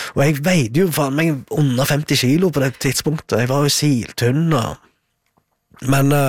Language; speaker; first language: Norwegian; early bilingual, other home language; Arabic